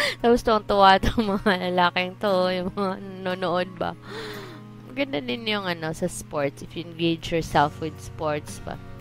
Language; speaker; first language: Filipino; non-native, local second language; Cebuano